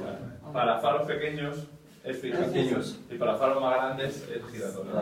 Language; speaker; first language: Spanish; native; Spanish